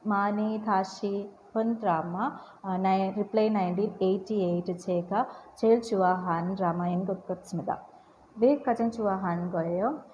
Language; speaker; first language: Korean; non-native, learner; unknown